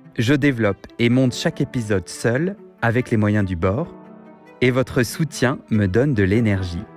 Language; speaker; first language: French; native; French